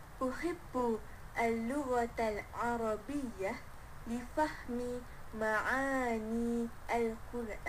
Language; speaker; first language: Arabic; non-native, learner; Malay